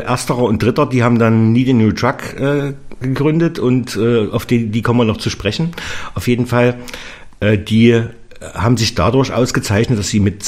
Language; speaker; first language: German; native; German